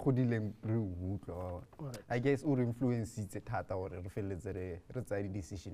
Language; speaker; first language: English; non-native, local second language; Tswana